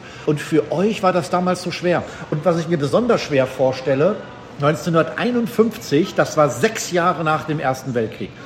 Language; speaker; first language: German; native; German